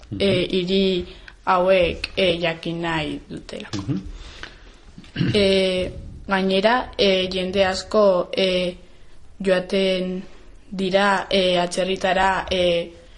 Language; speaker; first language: Basque; non-native, learner; Spanish